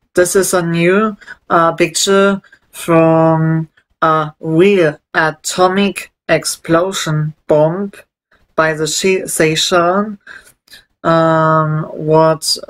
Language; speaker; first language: English; non-native, learner; German